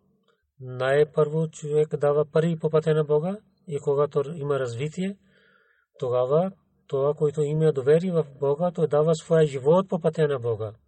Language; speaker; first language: Bulgarian; non-native, learner; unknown